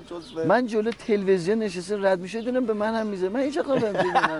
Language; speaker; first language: Persian; native; Persian